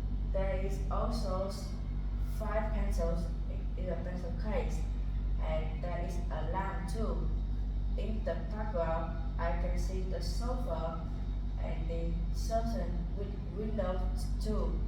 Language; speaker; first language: English; non-native, learner; Vietnamese